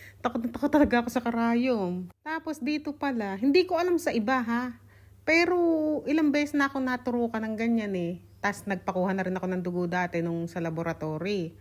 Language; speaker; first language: Filipino; native; Filipino